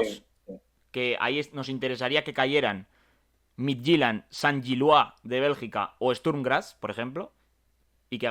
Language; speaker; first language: Spanish; native; Spanish